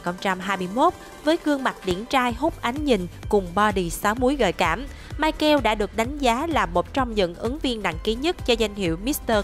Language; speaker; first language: Vietnamese; native; Vietnamese